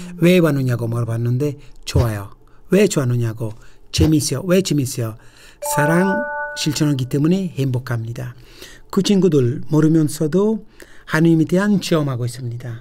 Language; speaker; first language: Korean; non-native, fluent; Italian